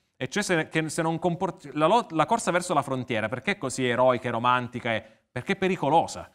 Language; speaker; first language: Italian; native; Italian